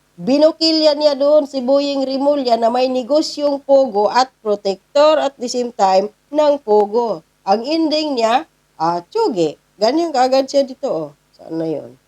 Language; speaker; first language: Filipino; non-native, local second language; Cebuano